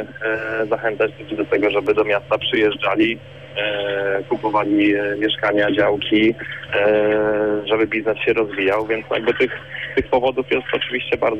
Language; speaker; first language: Polish; native; Polish